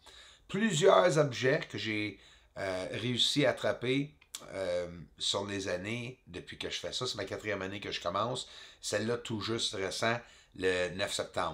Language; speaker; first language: French; native; French